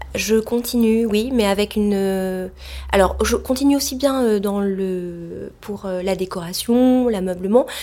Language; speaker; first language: French; native; French